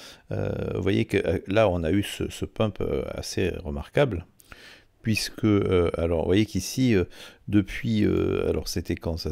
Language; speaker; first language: French; native; French